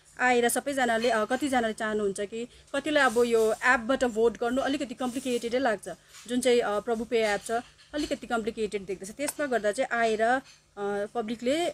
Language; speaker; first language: Nepali; native; Nepali